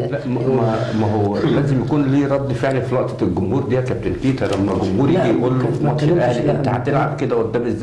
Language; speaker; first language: Arabic; native; Arabic